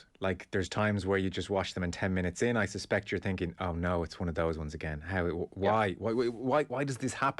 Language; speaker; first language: English; native; English